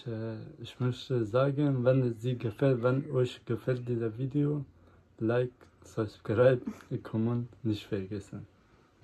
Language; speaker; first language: German; non-native, learner; Somali